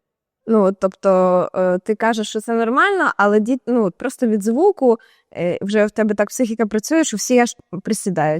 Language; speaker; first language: Ukrainian; native; Ukrainian